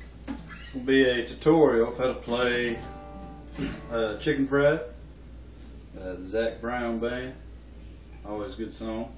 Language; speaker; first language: English; native; English